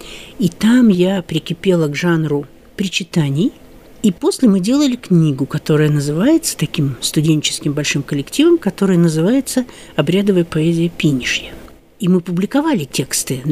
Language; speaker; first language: Russian; native; Russian